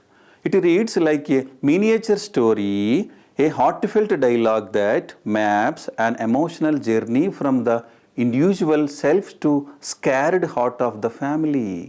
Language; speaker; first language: English; non-native, local second language; Telugu